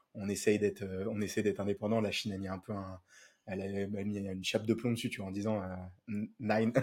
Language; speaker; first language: French; native; French